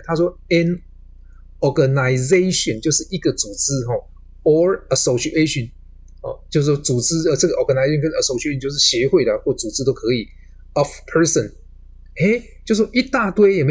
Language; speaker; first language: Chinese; native; Chinese